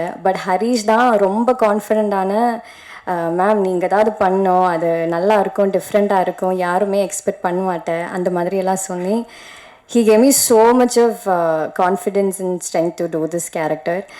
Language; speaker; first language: Tamil; non-native, learner; Malayalam